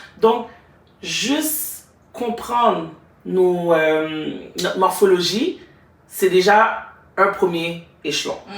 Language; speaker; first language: French; native; French